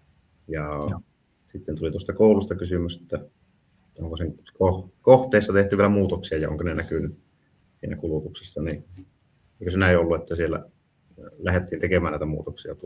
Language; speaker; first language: Finnish; native; Finnish